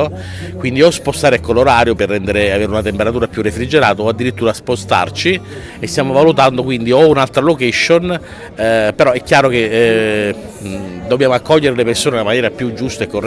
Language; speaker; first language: Italian; native; Italian